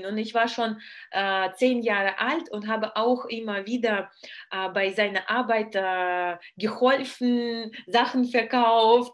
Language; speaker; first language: German; non-native, learner; Russian